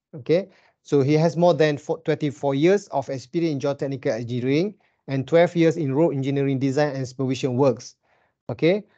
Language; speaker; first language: English; non-native, local second language; Malay